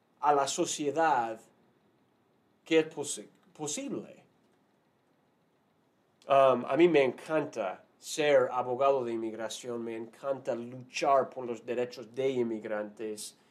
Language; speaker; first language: Spanish; non-native, fluent; English